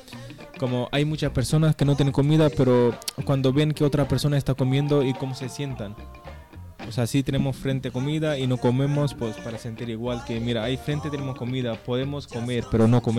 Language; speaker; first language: Spanish; non-native, learner; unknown